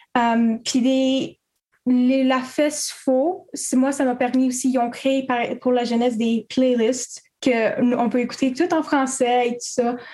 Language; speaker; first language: French; native; French